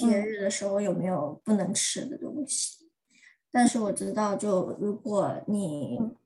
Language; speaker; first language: Chinese; early bilingual, heritage; Chinese